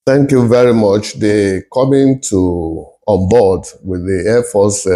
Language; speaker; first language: English; non-native, local second language; Yoruba